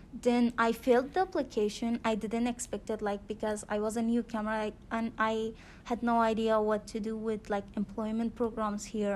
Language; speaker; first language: English; non-native, fluent; Persian